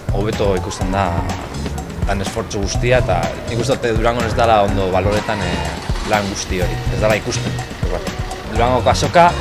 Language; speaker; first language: Basque; native; Basque